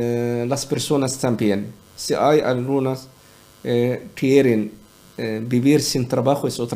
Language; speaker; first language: Spanish; non-native, learner; Arabic